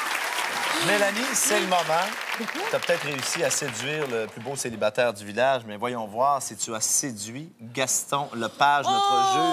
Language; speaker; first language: French; native; French